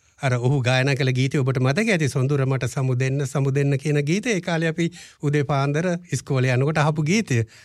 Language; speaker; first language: Sinhala; native; Sinhala